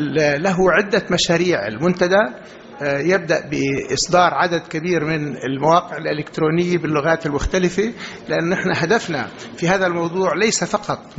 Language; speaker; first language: Arabic; native; Arabic